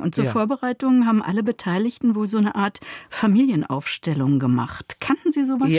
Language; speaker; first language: German; native; German